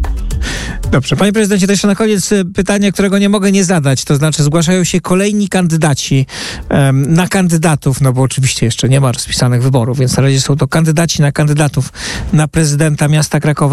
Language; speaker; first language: Polish; native; Polish